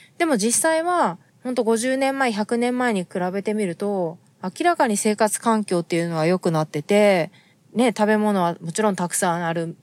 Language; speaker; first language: Japanese; native; Japanese